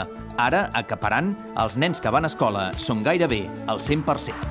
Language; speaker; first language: Catalan; native; Catalan